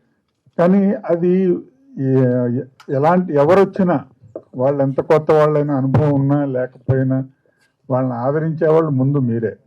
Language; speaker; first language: Telugu; native; Telugu